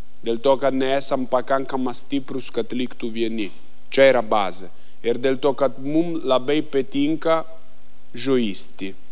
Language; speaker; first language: Lithuanian; non-native, fluent; Italian